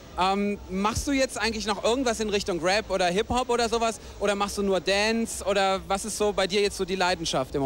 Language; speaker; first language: German; native; German